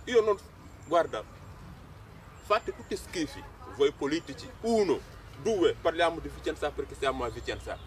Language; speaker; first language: Italian; non-native, fluent; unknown